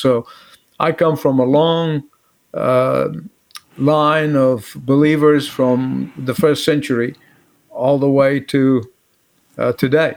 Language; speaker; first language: English; native; English